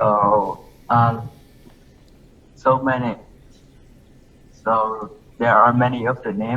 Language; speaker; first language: English; non-native, learner; Vietnamese